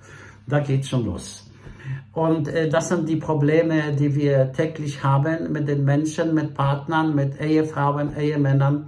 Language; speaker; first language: German; non-native, fluent; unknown